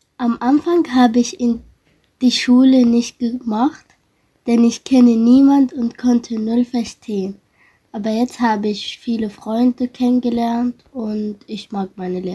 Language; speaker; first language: German; early bilingual, other home language; Arabic